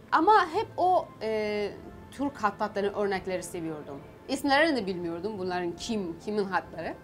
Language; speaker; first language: Turkish; non-native, fluent; Persian